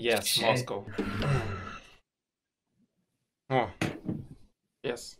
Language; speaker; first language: English; non-native, learner; Russian